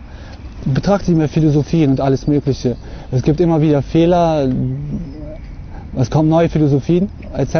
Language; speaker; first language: German; early bilingual, other home language; Russian